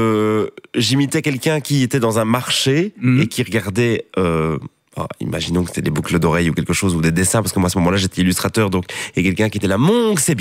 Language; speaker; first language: French; native; French